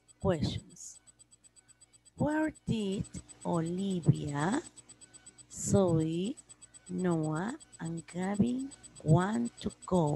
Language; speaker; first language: English; non-native, learner; Spanish